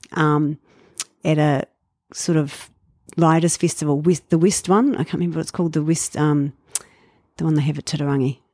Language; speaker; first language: English; native; English